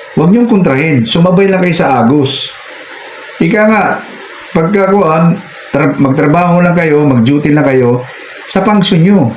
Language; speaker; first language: Filipino; native; Filipino